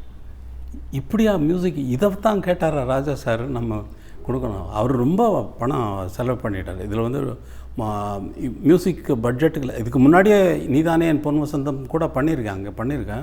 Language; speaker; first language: Tamil; native; Tamil